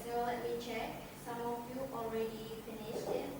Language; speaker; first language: English; non-native, fluent; Indonesian